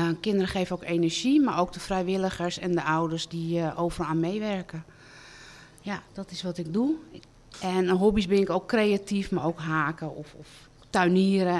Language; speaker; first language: Dutch; native; Dutch